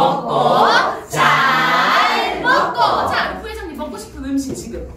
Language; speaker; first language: Korean; native; Korean